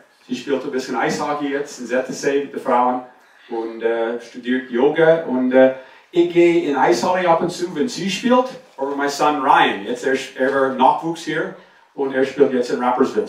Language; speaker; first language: German; non-native, fluent; English